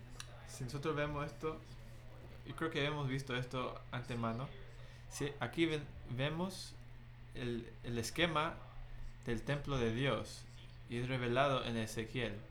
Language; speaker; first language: Spanish; non-native, fluent; English